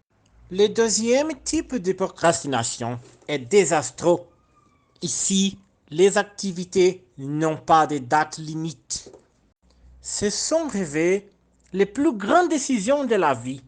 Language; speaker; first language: French; non-native, learner; Portuguese